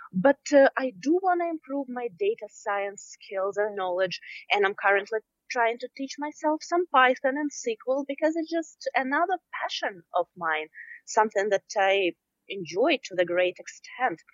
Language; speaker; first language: English; non-native, fluent; Russian